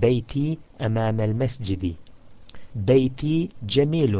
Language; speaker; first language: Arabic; non-native, fluent; English